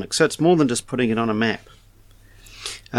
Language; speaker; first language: English; native; English